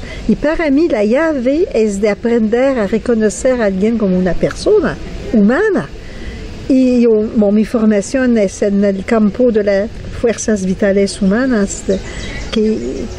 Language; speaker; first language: Spanish; non-native, fluent; French